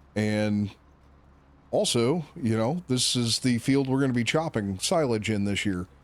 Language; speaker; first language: English; native; English